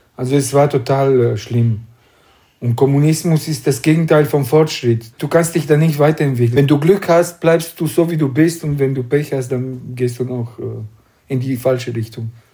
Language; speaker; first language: German; non-native, fluent; Romanian